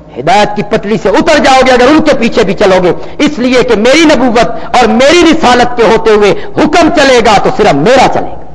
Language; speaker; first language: Urdu; non-native, local second language; Punjabi